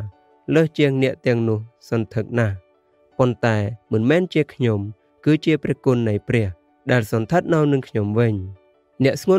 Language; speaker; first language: Khmer; native; Khmer